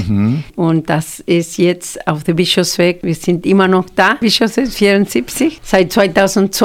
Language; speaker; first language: German; non-native, fluent; Spanish